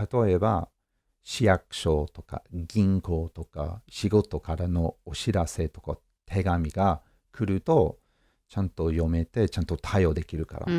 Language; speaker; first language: Japanese; non-native, fluent; English